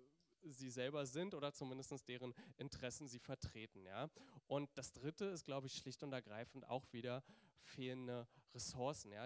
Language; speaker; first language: German; native; German